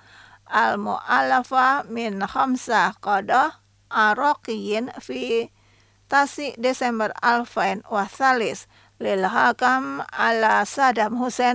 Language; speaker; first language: Arabic; non-native, fluent; Indonesian